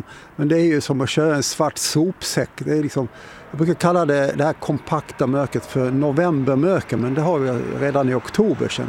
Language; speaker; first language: Swedish; native; Swedish